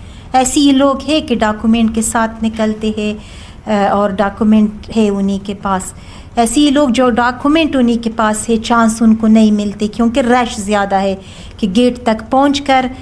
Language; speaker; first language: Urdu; non-native, learner; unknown